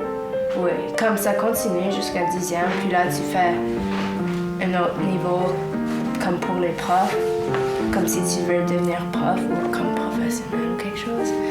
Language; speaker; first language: French; non-native, local second language; English